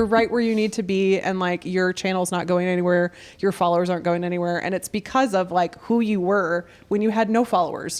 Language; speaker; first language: English; native; English